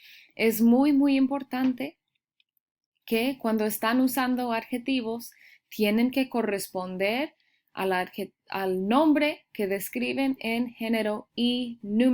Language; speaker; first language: Spanish; early bilingual, heritage; Spanish